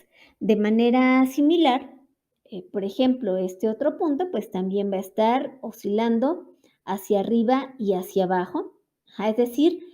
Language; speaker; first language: Spanish; native; Spanish